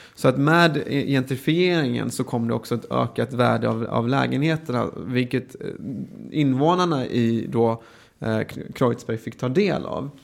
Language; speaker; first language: Swedish; native; Swedish